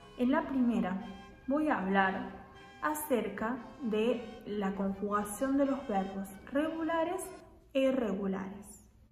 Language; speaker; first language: Spanish; native; Spanish